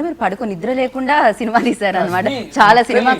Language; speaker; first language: Telugu; native; Telugu